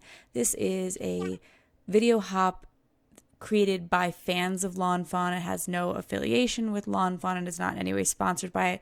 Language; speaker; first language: English; native; English